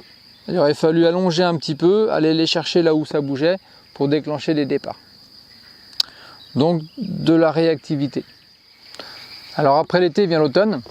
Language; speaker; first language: French; native; French